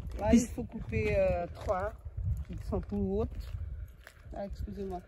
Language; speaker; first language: French; non-native, learner; Portuguese